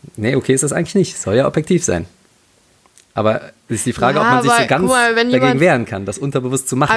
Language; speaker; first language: German; native; German